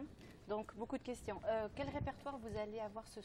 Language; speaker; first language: French; non-native, fluent; Spanish